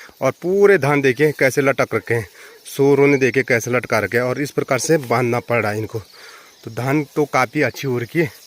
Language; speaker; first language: Hindi; non-native, local second language; Garhwali